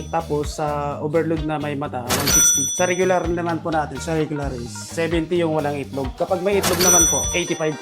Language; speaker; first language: Filipino; non-native, local second language; Iloko